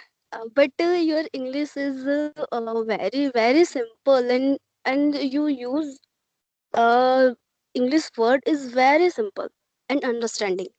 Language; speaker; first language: English; non-native, learner; Hindi